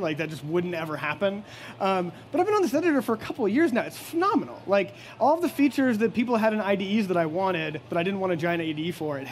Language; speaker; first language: English; native; English